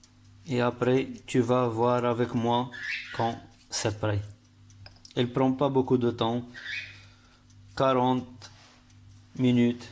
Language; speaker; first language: French; non-native, learner; Arabic